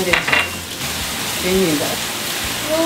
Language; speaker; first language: Chinese; native; Chinese